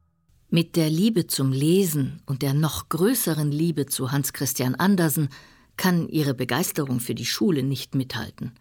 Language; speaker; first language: German; native; German